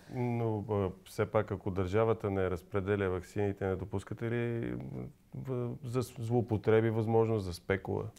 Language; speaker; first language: Bulgarian; native; Bulgarian